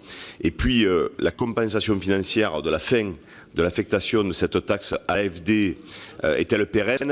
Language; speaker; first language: French; native; French